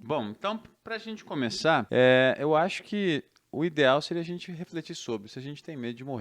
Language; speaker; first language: Portuguese; native; Portuguese